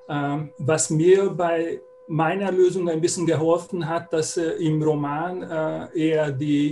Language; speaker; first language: German; non-native, fluent; Hungarian